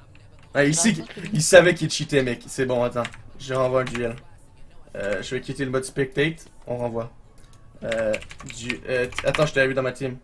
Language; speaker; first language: French; native; French